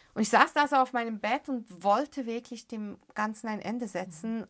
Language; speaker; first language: German; early bilingual, other home language; Arabic